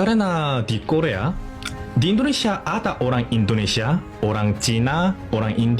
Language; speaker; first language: Indonesian; non-native, fluent; Korean